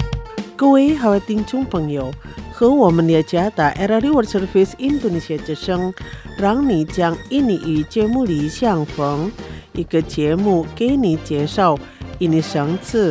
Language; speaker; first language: Chinese; non-native, fluent; Indonesian